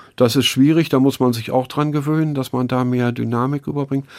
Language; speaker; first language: German; native; German